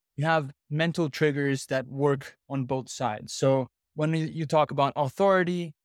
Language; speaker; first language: English; non-native, fluent; Portuguese